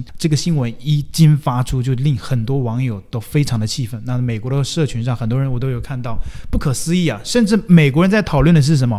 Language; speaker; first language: Chinese; native; Chinese